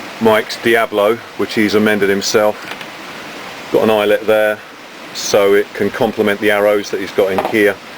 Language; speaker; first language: English; native; English